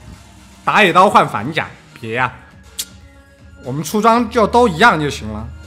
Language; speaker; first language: Chinese; native; Chinese